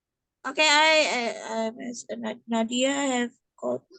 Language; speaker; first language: English; non-native, learner; Indonesian